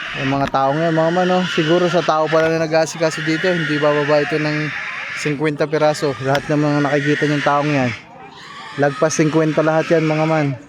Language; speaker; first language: Filipino; native; Filipino